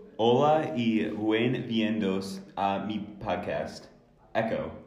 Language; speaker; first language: Spanish; non-native, learner; English